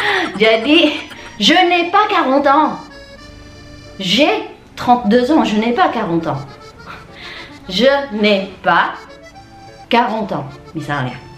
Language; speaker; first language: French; non-native, fluent; Indonesian